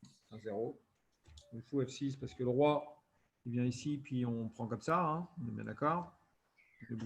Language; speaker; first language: French; native; French